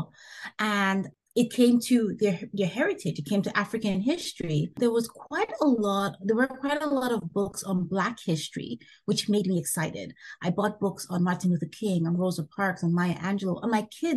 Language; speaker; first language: English; non-native, local second language; Bini